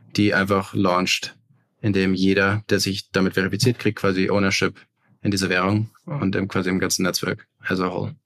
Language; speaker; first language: German; native; German